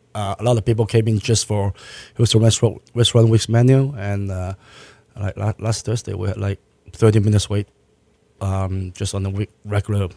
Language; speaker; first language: English; non-native, local second language; Cantonese